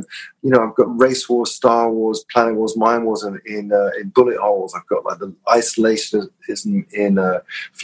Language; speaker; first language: English; native; English